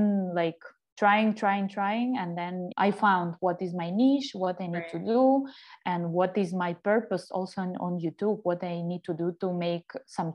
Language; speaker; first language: English; non-native, fluent; Ukrainian